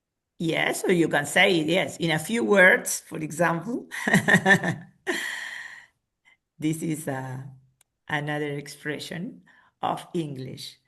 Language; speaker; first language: English; non-native, fluent; Spanish